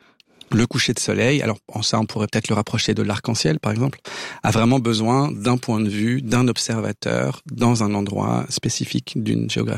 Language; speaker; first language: French; native; French